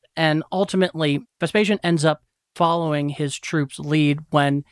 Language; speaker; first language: English; native; English